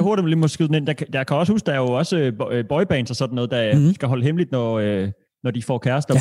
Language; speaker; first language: Danish; native; Danish